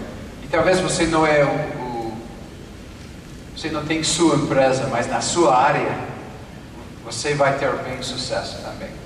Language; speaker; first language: Portuguese; non-native, fluent; English